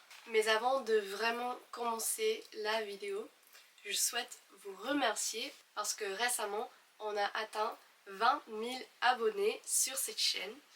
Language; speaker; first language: French; non-native, fluent; English